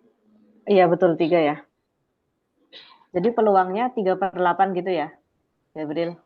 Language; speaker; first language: Indonesian; native; Indonesian